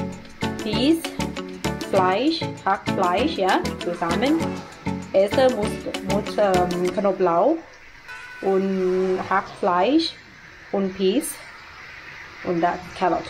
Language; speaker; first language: German; non-native, learner; Thai